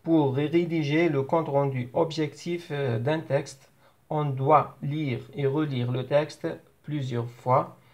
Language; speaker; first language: French; non-native, local second language; Arabic